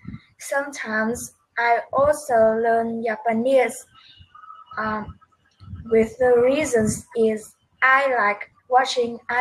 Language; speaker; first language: English; non-native, learner; Vietnamese